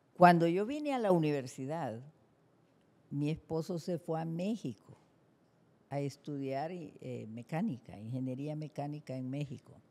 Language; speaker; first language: Spanish; native; Spanish